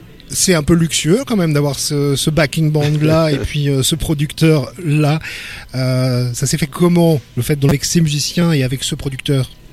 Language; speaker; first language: French; native; French